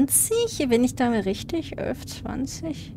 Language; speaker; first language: German; native; German